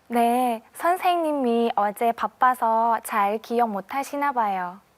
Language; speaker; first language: Korean; non-native, learner; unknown